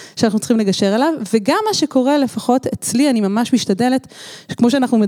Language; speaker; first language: Hebrew; native; Hebrew